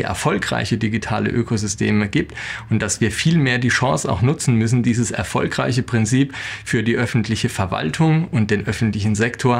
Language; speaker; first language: German; native; German